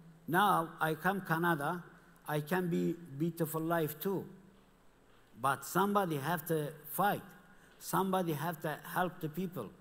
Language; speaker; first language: English; non-native, learner; Kurdish